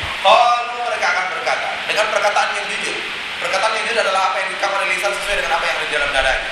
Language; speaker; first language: Indonesian; non-native, local second language; Minangkabau